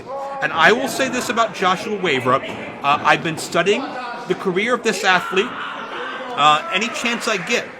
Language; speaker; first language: English; native; English